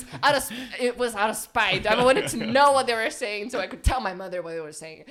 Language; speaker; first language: English; non-native, fluent; Portuguese